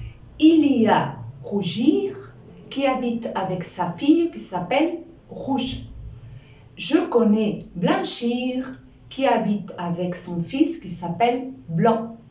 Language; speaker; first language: French; non-native, fluent; Spanish